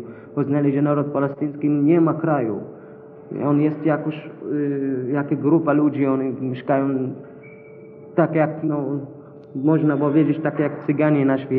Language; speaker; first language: Polish; non-native, fluent; Arabic